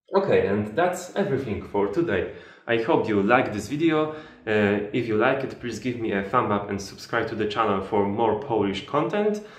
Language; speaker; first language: English; non-native, fluent; Polish